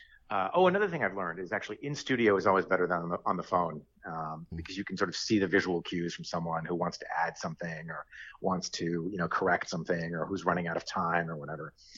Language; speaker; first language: English; early bilingual, other home language; French